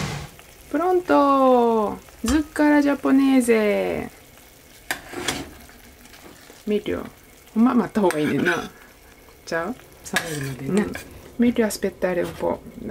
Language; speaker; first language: Italian; non-native, learner; Japanese